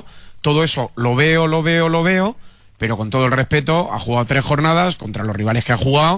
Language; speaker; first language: Spanish; native; Spanish